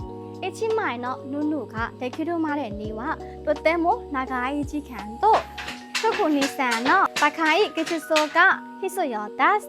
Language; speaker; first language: Japanese; non-native, learner; Burmese